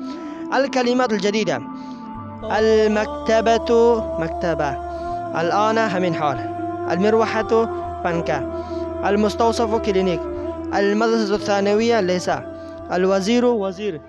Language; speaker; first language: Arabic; non-native, fluent; Persian